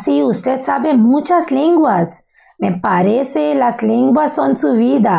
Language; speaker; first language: Spanish; non-native, learner; Bangla